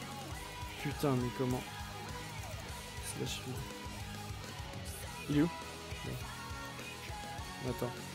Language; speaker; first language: French; native; French